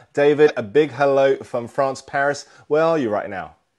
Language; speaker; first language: English; native; English